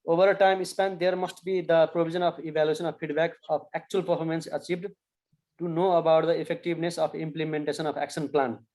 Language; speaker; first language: English; non-native, local second language; Nepali